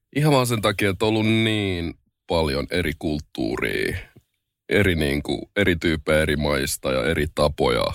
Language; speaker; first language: Finnish; early bilingual, other home language; Lingala